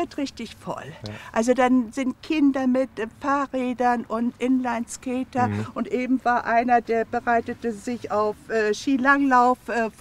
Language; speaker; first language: German; native; German